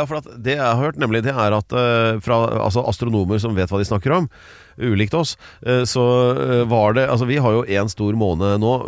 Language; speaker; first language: Norwegian; native; Norwegian